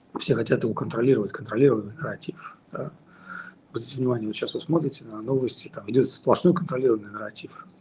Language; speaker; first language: Russian; native; Russian